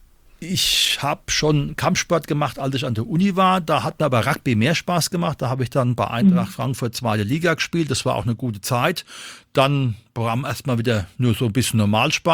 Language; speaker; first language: German; native; German